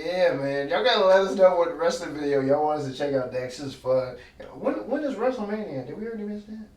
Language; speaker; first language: English; native; English